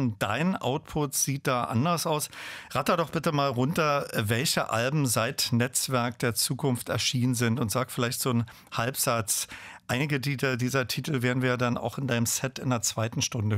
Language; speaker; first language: German; native; German